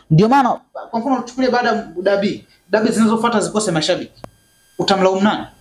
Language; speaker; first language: Swahili; native; Swahili